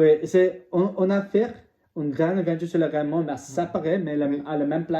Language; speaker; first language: French; non-native, learner; English